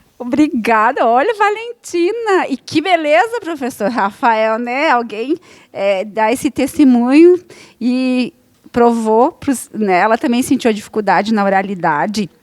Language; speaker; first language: Portuguese; native; Portuguese